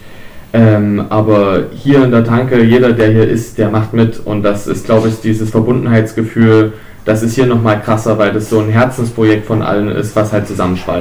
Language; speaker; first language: German; native; German